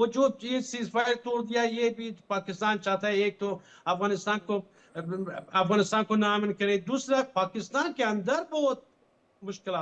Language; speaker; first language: Hindi; non-native, fluent; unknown